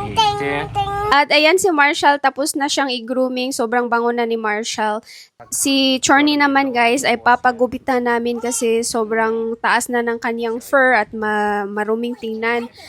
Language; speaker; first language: Filipino; native; Filipino